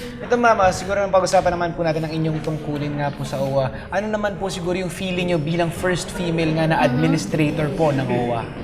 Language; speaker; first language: Filipino; native; Filipino